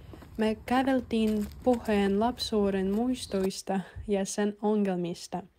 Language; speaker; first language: Finnish; non-native, learner; Russian